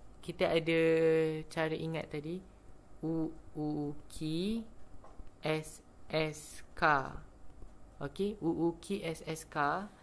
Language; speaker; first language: Malay; native; Malay